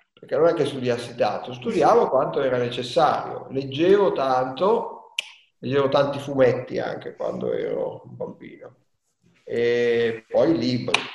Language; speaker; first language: Italian; native; Italian